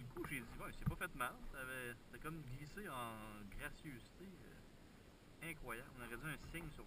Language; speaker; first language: French; native; French